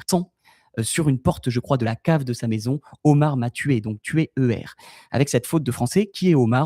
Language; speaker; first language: French; native; French